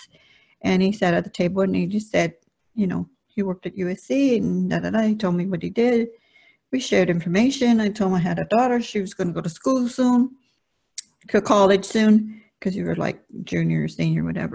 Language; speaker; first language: English; early bilingual, other home language; Spanish